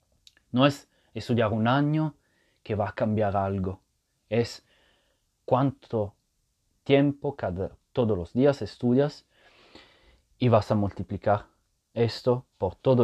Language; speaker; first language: Spanish; non-native, fluent; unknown